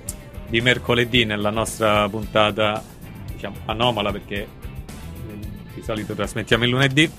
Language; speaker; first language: Italian; native; Italian